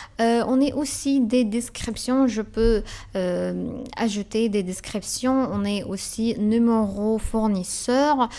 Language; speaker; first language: French; non-native, fluent; Arabic